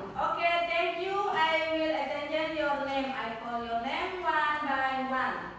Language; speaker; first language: English; non-native, learner; Indonesian